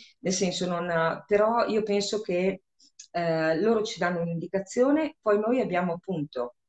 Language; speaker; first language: Italian; native; Italian